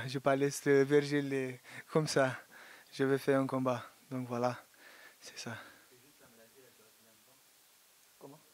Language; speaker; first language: French; non-native, learner; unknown